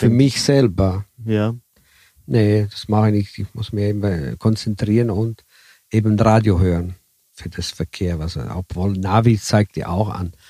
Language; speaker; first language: German; early bilingual, heritage; Italian